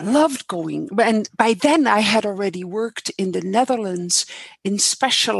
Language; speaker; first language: English; non-native, fluent; Dutch